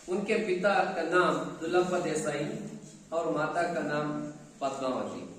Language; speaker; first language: Hindi; non-native, local second language; Kannada